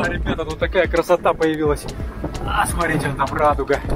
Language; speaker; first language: Russian; native; Russian